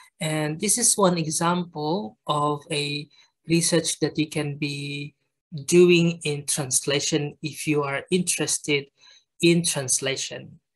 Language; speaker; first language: English; non-native, fluent; Indonesian